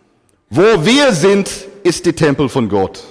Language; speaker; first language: German; non-native, fluent; English